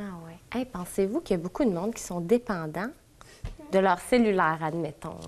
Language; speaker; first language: French; native; French